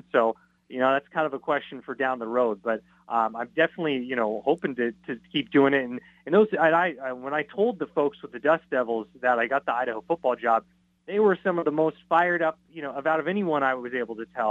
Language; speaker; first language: English; native; English